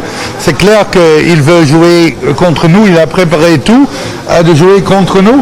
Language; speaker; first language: French; non-native, fluent; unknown